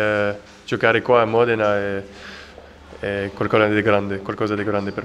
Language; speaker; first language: Italian; non-native, learner; French